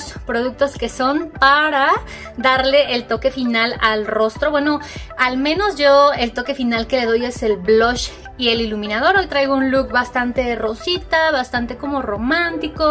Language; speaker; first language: Spanish; native; Spanish